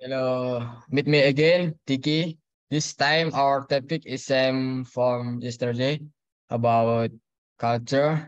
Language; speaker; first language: English; non-native, learner; Indonesian